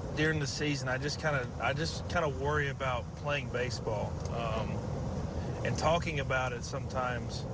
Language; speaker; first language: English; native; English